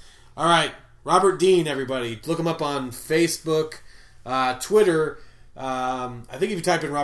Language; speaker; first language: English; native; English